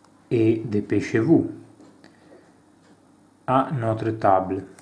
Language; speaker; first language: French; non-native, learner; Italian